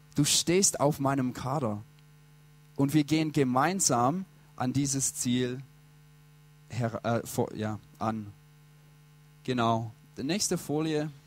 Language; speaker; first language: German; non-native, fluent; English